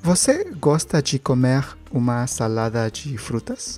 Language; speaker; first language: Portuguese; non-native, learner; Spanish